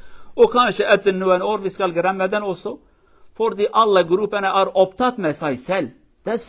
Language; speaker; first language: Swedish; non-native, learner; Kurdish